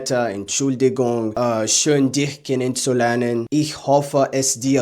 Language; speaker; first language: German; non-native, learner; English